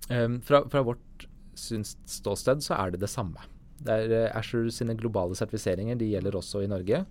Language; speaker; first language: Norwegian; native; Norwegian